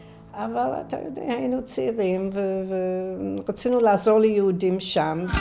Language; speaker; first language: Hebrew; non-native, fluent; English